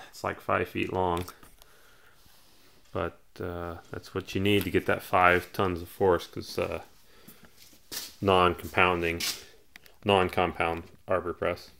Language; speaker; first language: English; native; English